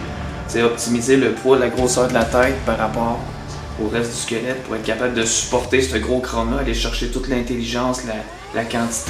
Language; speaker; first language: French; native; French